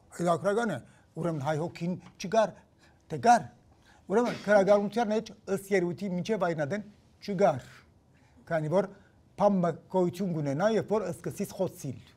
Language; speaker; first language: Armenian; early bilingual, heritage; Armenian